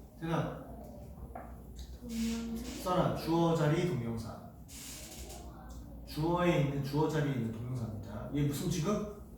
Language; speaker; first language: Korean; native; Korean